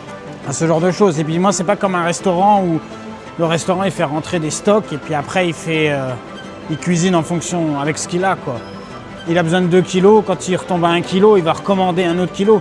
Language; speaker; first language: French; native; French